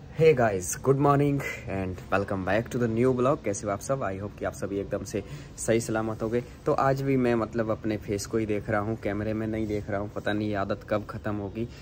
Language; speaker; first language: Hindi; native; Hindi